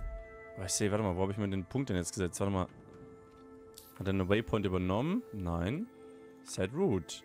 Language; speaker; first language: German; native; German